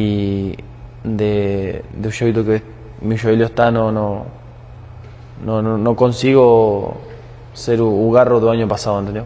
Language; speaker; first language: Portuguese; non-native, learner; Spanish